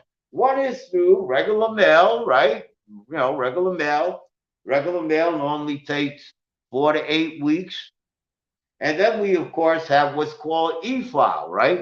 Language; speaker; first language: English; native; English